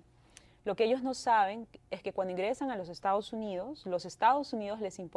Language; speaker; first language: Spanish; native; Spanish